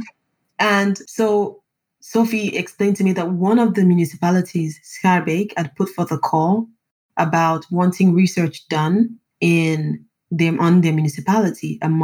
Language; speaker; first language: English; non-native, local second language; Yoruba